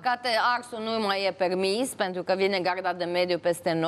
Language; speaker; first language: Romanian; native; Romanian